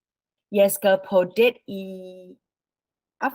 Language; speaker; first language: Danish; non-native, learner; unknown